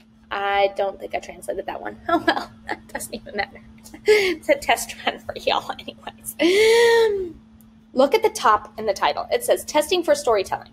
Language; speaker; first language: English; native; English